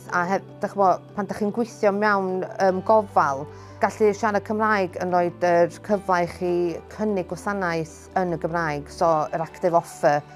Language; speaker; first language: Welsh; native; Welsh